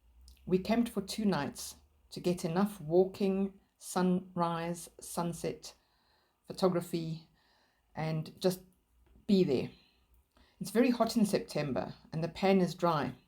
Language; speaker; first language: English; native; English